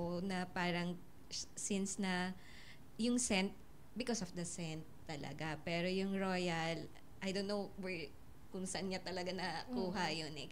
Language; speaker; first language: Filipino; native; Filipino